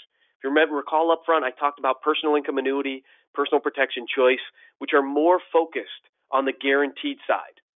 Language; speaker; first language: English; native; English